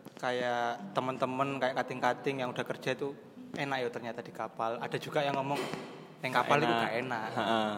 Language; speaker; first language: Indonesian; non-native, local second language; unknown